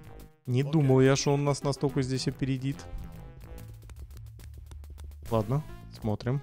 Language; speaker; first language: Russian; native; Russian